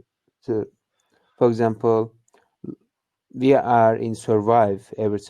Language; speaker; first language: English; non-native, learner; Turkish